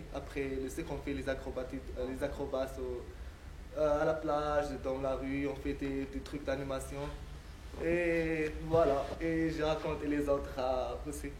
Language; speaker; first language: French; non-native, learner; Arabic